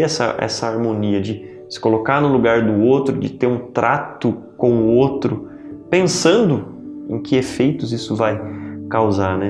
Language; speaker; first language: Portuguese; native; Portuguese